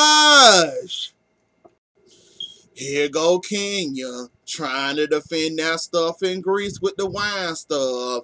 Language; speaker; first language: English; native; English